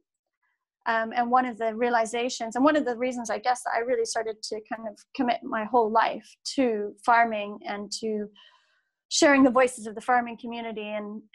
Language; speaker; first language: English; native; English